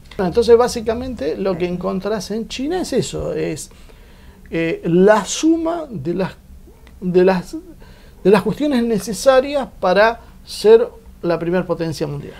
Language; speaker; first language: Spanish; native; Spanish